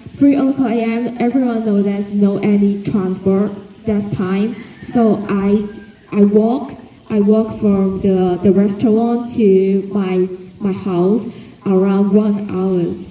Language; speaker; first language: English; non-native, fluent; Cantonese